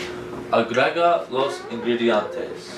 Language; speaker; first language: Spanish; non-native, learner; English